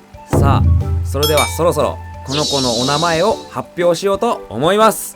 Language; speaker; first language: Japanese; native; Japanese